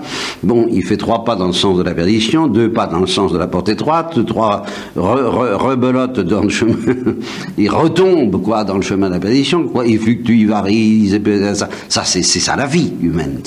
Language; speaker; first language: French; native; French